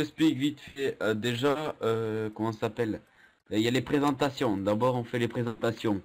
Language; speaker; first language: French; native; French